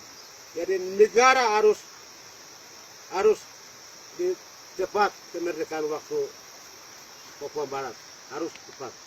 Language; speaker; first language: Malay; non-native, local second language; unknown